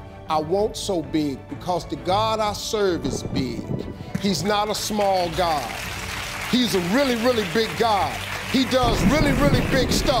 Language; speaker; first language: English; native; English